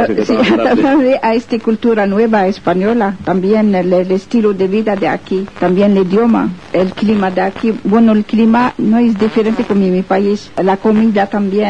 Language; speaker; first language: Spanish; non-native, fluent; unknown